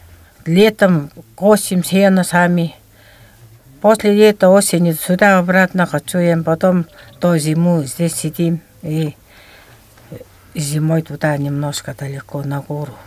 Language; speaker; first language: Russian; non-native, local second language; Tuvinian